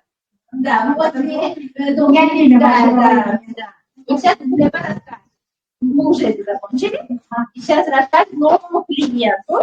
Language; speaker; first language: Russian; non-native, local second language; Uzbek